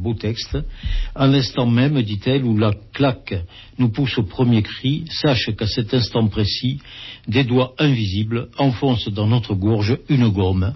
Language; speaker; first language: French; native; French